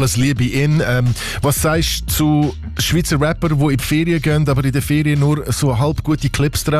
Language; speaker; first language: German; native; German